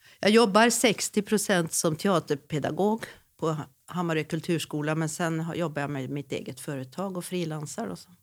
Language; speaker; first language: Swedish; native; Swedish